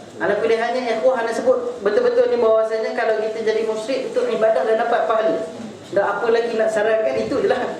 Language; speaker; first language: Malay; native; Malay